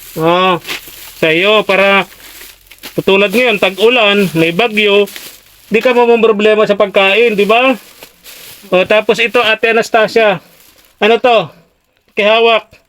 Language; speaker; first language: Filipino; native; Filipino